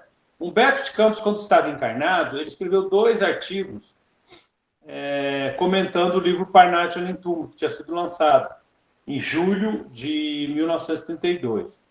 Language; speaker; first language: Portuguese; native; Portuguese